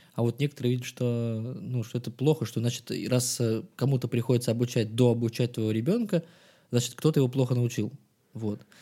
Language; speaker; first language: Russian; native; Russian